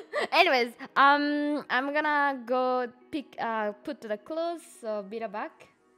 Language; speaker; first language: English; non-native, fluent; Japanese